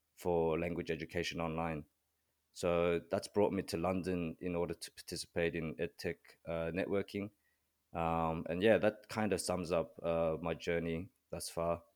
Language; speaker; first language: English; early bilingual, other home language; Korean